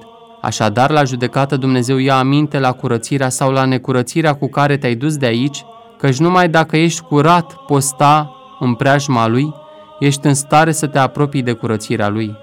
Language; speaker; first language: Romanian; native; Romanian